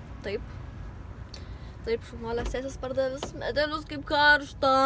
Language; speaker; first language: Lithuanian; native; Lithuanian